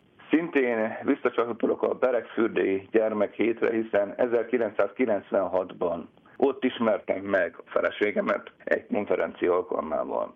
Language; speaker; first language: Hungarian; native; Hungarian